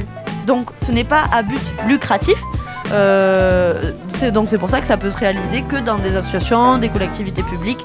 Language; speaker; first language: French; native; French